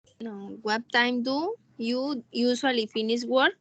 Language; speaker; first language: English; non-native, learner; Spanish